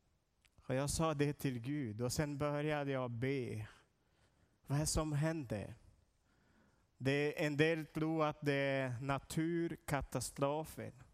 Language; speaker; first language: Swedish; non-native, learner; Portuguese